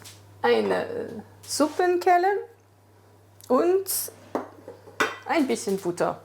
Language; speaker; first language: German; non-native, fluent; French